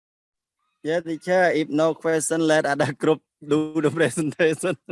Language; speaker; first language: English; non-native, learner; Khmer